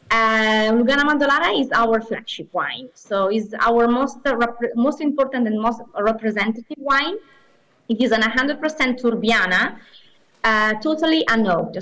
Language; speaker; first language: English; non-native, fluent; Italian